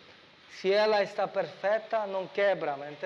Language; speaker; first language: Portuguese; non-native, learner; Italian